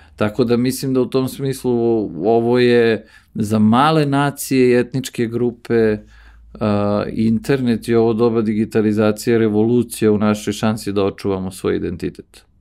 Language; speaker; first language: Serbian; early bilingual, heritage; Serbian